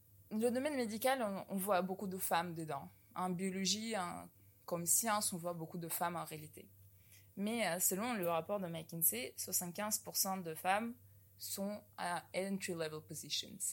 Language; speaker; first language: French; non-native, fluent; Russian